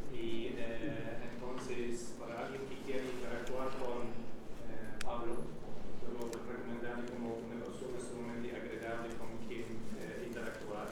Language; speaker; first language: Spanish; non-native, fluent; English